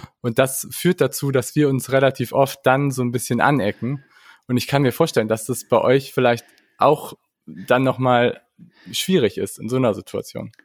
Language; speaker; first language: German; native; German